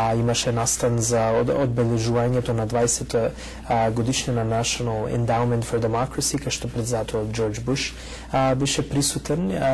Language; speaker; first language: Macedonian; early bilingual, heritage; Macedonian